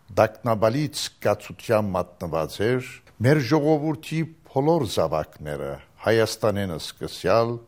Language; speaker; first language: Armenian; native; Armenian